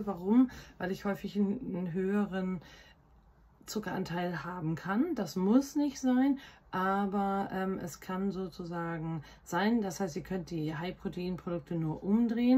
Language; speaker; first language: German; native; German